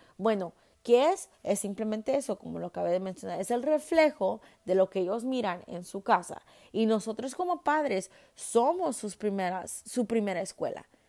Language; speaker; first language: Spanish; early bilingual, heritage; Spanish